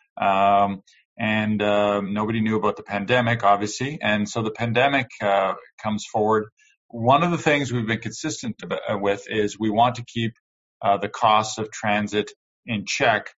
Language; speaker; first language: English; native; English